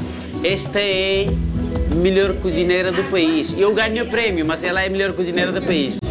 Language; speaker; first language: Portuguese; non-native, fluent; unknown